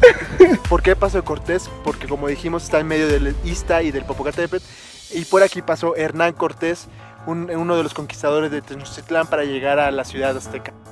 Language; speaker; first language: Spanish; native; Spanish